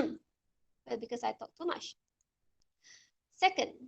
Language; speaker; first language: English; non-native, local second language; Malay